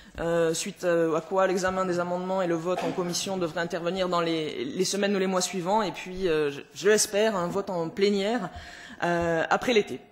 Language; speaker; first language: French; native; French